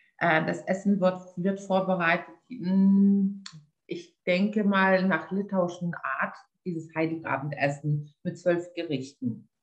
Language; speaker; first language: German; non-native, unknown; Lithuanian